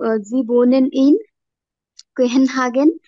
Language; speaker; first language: German; non-native, learner; Bangla